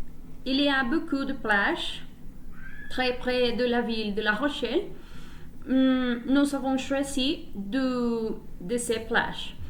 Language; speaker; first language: French; non-native, learner; Spanish